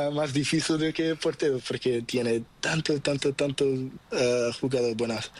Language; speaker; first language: Spanish; non-native, learner; Portuguese